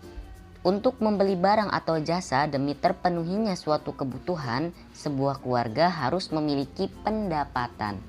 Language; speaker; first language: Indonesian; native; Indonesian